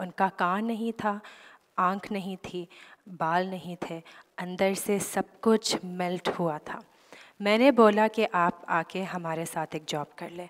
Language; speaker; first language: Urdu; native; Urdu